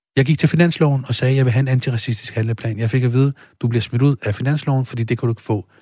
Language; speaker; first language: Danish; early bilingual, other home language; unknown